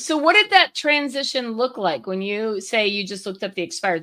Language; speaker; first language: English; native; English